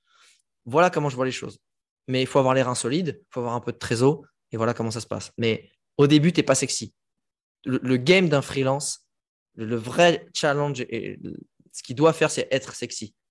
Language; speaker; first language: French; native; French